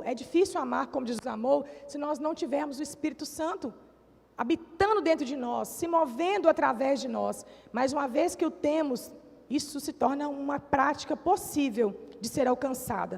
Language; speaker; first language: Portuguese; native; Portuguese